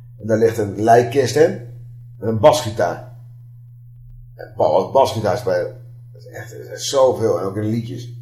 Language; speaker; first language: Dutch; native; Dutch